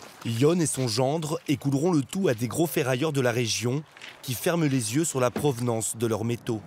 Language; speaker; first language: French; native; French